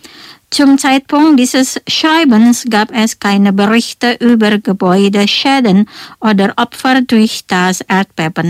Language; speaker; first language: German; non-native, fluent; Indonesian